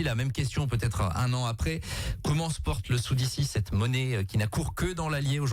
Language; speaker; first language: French; native; French